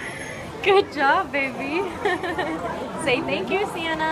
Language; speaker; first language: English; native; English